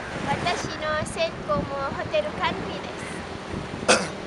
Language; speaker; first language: Japanese; non-native, learner; Malay